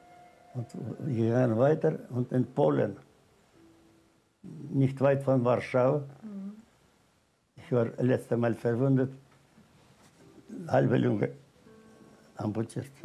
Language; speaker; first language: German; non-native, learner; Russian